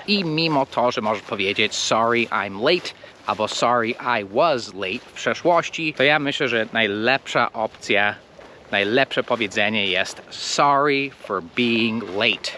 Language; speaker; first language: Polish; early bilingual, heritage; Polish